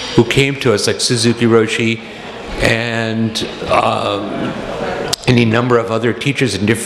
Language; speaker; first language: English; native; English